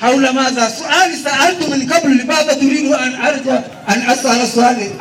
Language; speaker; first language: Arabic; non-native, learner; Swahili